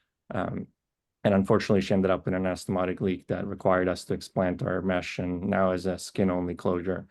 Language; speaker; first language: English; native; English